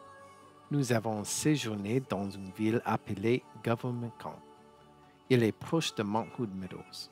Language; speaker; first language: French; non-native, learner; English